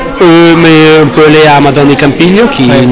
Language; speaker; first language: French; non-native, learner; Italian